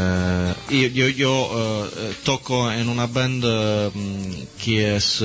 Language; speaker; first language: Spanish; non-native, learner; Italian